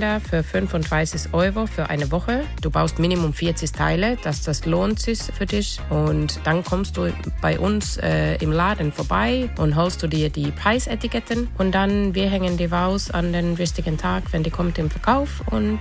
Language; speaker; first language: German; non-native, learner; Finnish